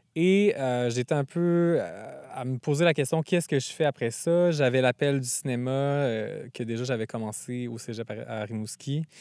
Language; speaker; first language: French; native; French